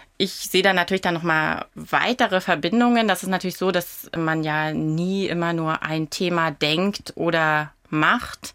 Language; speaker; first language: German; non-native, local second language; Upper Sorbian